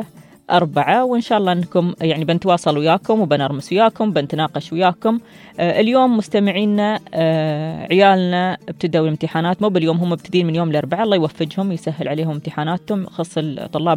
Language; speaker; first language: Arabic; native; Arabic